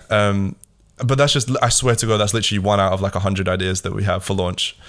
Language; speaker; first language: English; early bilingual, other home language; Latvian